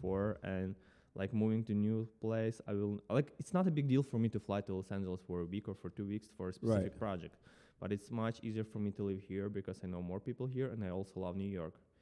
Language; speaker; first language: English; non-native, fluent; Ukrainian